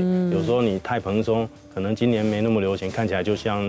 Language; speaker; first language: Chinese; native; Chinese